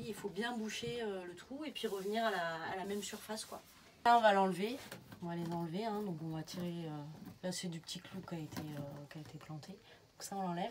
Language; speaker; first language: French; native; French